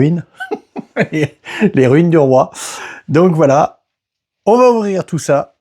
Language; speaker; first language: French; native; French